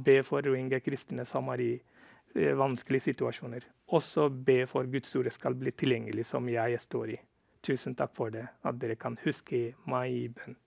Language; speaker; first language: Norwegian; non-native, fluent; Rohingya